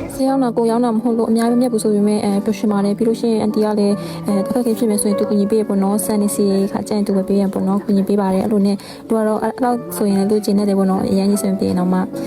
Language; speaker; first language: Burmese; non-native, local second language; Kachin